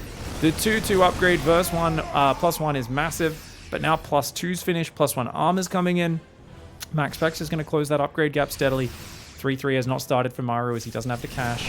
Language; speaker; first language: English; native; English